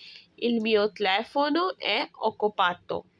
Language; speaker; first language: Italian; non-native, fluent; Urdu